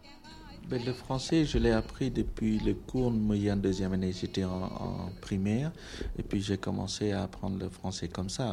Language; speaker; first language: French; non-native, local second language; Khmer